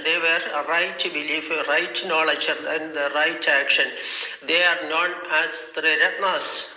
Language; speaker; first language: English; non-native, local second language; Malayalam